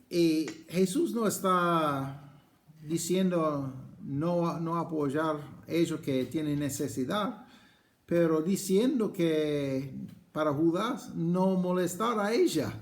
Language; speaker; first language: Spanish; non-native, fluent; English